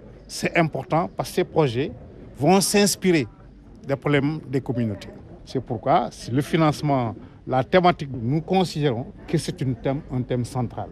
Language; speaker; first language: French; non-native, local second language; Wolof